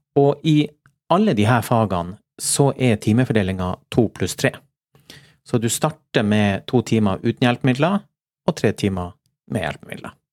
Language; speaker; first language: Norwegian; native; Norwegian